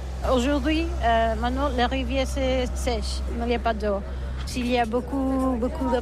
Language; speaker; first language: French; non-native, learner; Catalan